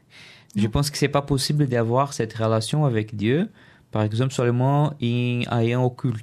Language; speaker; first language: French; non-native, learner; Portuguese